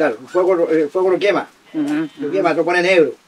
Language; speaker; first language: Spanish; native; Spanish